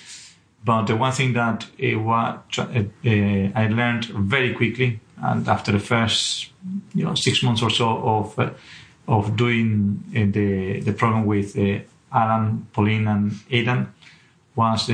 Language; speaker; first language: English; non-native, fluent; Spanish